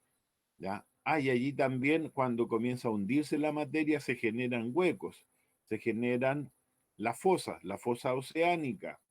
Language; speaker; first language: Spanish; native; Spanish